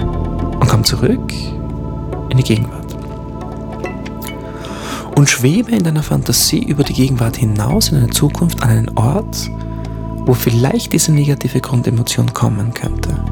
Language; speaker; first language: German; native; German